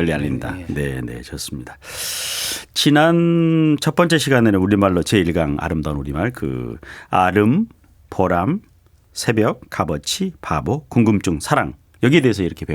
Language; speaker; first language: Korean; native; Korean